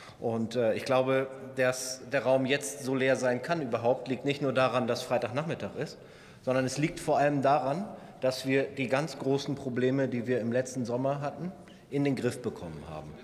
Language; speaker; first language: German; native; German